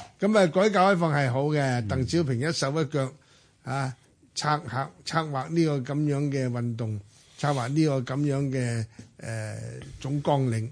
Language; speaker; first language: Cantonese; native; Cantonese